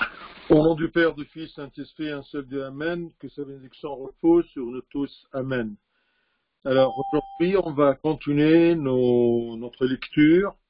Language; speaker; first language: French; non-native, fluent; Arabic